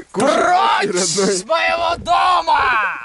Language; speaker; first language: Russian; native; Russian